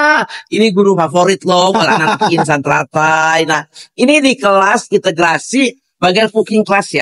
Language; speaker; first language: Indonesian; native; Indonesian